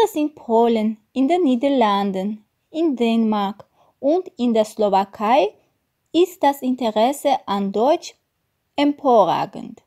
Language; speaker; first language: German; non-native, fluent; Armenian